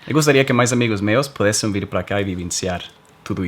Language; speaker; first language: Portuguese; non-native, learner; English